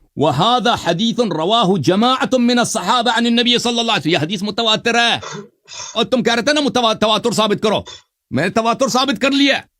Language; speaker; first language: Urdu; non-native, fluent; Persian